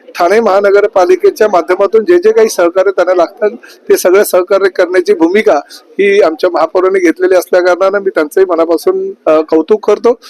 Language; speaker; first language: Marathi; native; Marathi